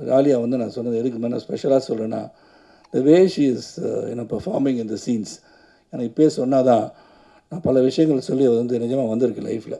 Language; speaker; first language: Tamil; native; Tamil